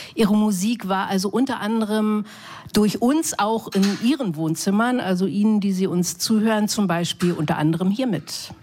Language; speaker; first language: German; native; German